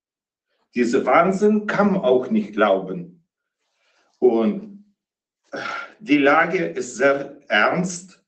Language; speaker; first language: German; non-native, fluent; Ukrainian